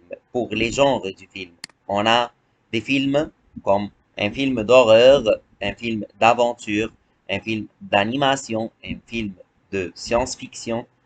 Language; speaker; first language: French; non-native, fluent; Arabic